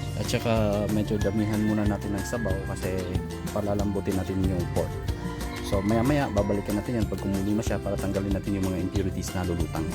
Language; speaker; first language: Filipino; non-native, local second language; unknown